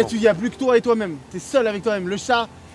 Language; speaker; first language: French; native; French